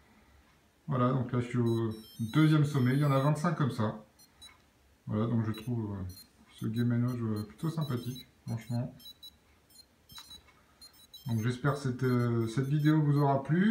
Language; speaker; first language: French; native; French